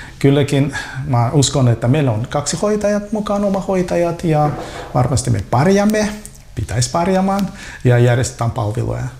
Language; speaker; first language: Finnish; non-native, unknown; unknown